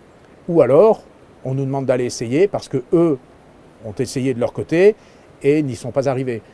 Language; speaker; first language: French; native; French